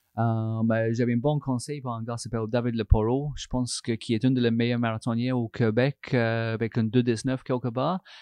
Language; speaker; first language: French; non-native, fluent; English